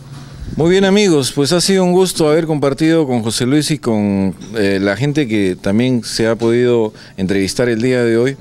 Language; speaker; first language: Spanish; native; Spanish